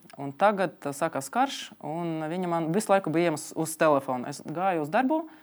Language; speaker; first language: Latvian; non-native, local second language; Russian